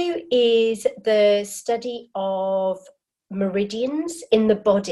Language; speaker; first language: English; native; English